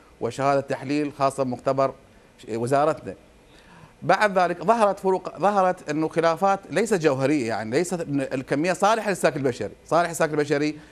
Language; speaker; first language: Arabic; native; Arabic